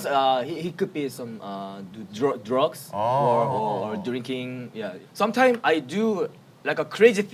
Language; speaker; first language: English; non-native, learner; Korean